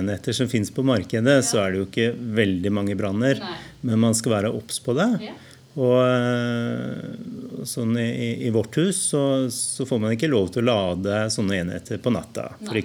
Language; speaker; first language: Norwegian; native; Norwegian